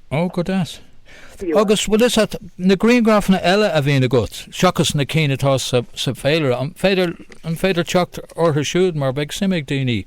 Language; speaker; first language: Irish; non-native, local second language; English